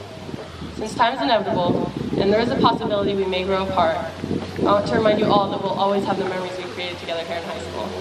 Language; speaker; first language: English; native; English